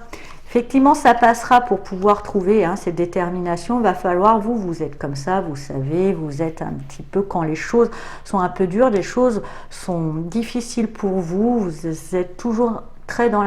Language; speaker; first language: French; native; French